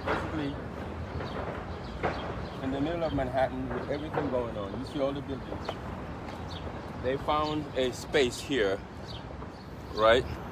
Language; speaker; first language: English; non-native, fluent; Wolof